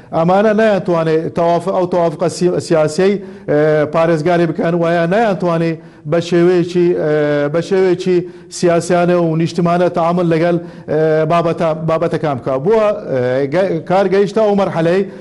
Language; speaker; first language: Central Kurdish; non-native, local second language; Azerbaijani